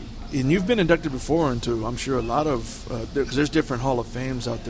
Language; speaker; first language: English; early bilingual, other home language; Spanish